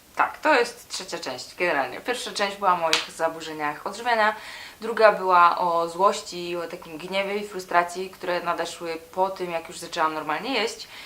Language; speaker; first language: Polish; native; Polish